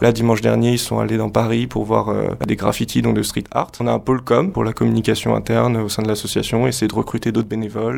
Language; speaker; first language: French; native; French